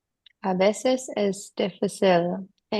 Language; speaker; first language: Spanish; non-native, learner; English